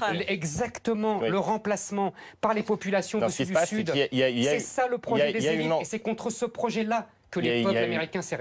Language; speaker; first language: French; native; French